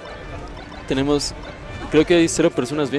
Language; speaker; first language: Spanish; native; Spanish